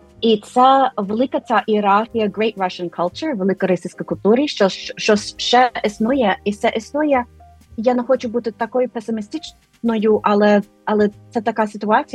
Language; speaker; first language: Ukrainian; non-native, fluent; English